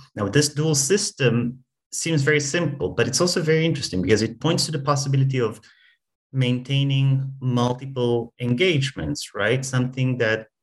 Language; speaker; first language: English; non-native, fluent; Hebrew